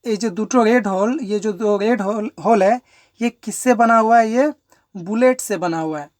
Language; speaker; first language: Hindi; non-native, local second language; Bangla